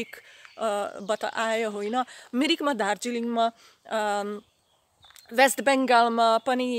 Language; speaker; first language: Nepali; non-native, fluent; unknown